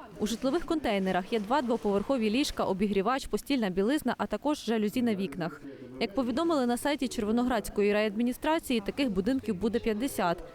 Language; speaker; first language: Ukrainian; native; Ukrainian